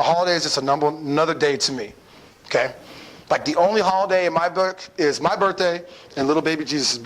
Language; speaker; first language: English; native; English